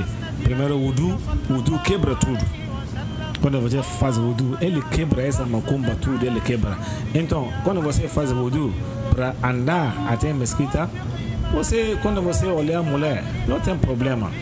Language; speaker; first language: Portuguese; non-native, learner; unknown